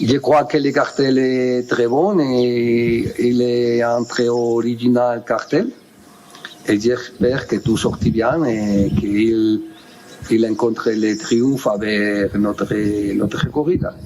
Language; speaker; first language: French; non-native, learner; Spanish